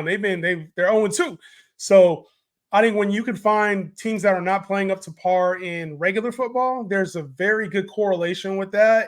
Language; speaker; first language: English; native; English